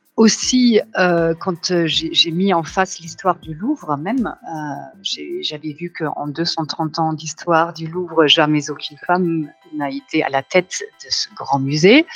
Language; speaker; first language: French; non-native, fluent; German